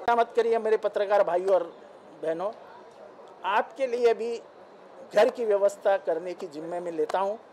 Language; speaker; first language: Hindi; non-native, local second language; Marathi